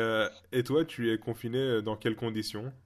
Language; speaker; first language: French; native; French